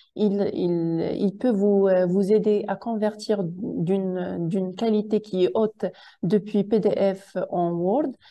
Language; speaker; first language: French; non-native, local second language; Arabic